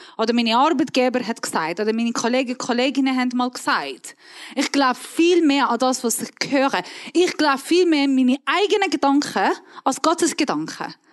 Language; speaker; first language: German; non-native, fluent; Persian